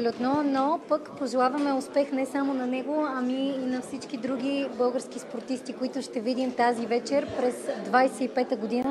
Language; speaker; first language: Bulgarian; native; Bulgarian